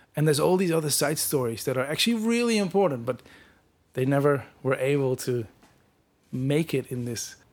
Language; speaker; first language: English; non-native, fluent; Dutch